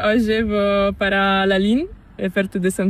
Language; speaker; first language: Spanish; non-native, learner; Italian